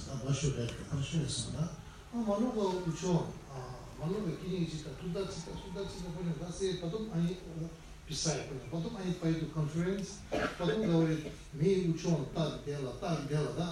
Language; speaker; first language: Russian; non-native, learner; Tibetan